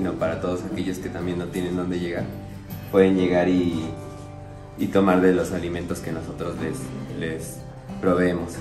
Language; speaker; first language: Spanish; native; Spanish